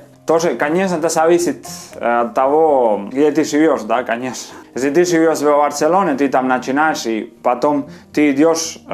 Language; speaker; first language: Russian; non-native, fluent; Spanish